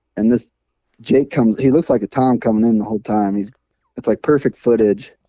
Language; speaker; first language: English; native; English